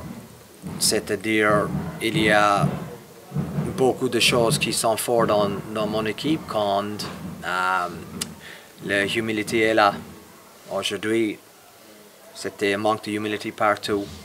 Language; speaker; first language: French; non-native, fluent; English